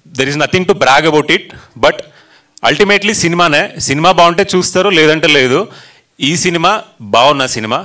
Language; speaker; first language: Telugu; native; Telugu